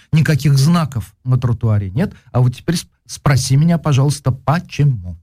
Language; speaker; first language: Russian; native; Russian